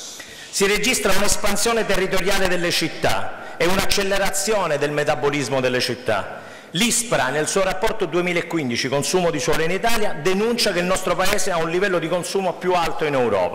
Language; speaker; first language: Italian; native; Italian